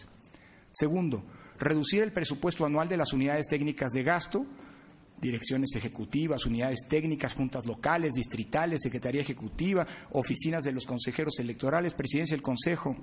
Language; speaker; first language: Spanish; native; Spanish